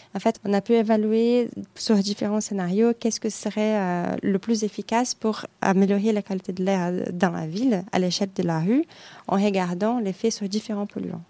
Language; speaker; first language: French; non-native, fluent; Portuguese